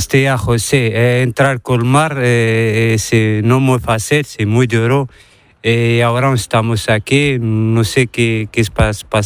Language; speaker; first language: Spanish; non-native, learner; Arabic